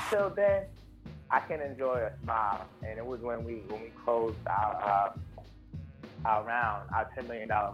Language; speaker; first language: English; native; English